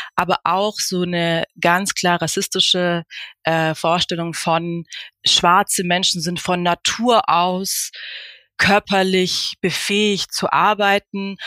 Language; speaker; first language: German; native; German